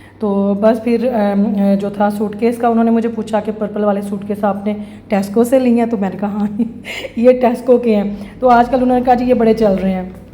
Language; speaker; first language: Urdu; non-native, local second language; Punjabi